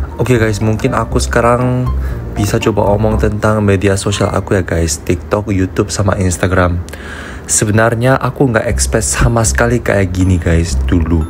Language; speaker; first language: Indonesian; non-native, fluent; Korean